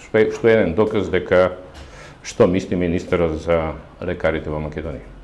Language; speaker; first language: Macedonian; native; Macedonian